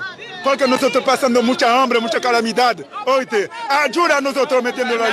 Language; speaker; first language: Spanish; non-native, learner; Haitian Creole